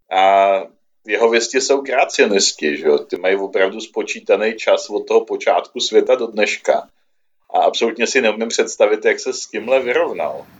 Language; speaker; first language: Czech; native; Czech